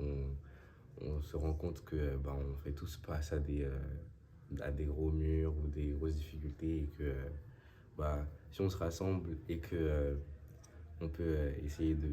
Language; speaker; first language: French; native; French